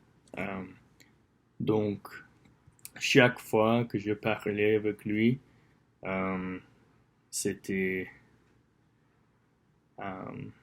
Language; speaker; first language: French; non-native, learner; English